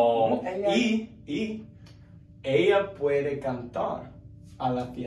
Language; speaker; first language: Spanish; non-native, learner; English